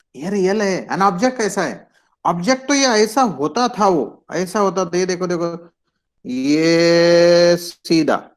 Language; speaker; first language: Hindi; non-native, local second language; Marathi